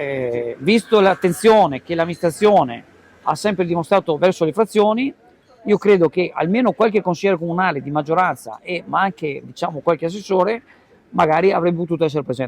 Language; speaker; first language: Italian; native; Italian